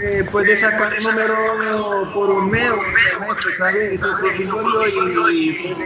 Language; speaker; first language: Spanish; non-native, learner; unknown